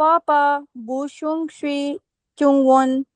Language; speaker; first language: Chinese; non-native, learner; Hindi